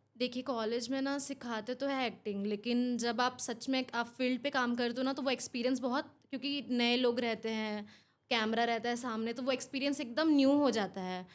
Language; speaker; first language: Hindi; non-native, local second language; Bangla